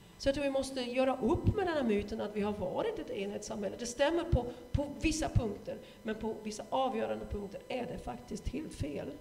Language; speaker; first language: Swedish; non-native, fluent; German